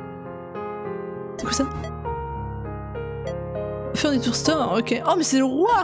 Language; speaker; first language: French; native; French